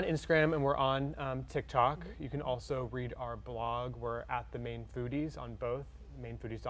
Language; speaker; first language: English; native; English